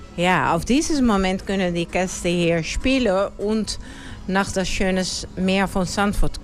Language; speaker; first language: German; non-native, learner; Dutch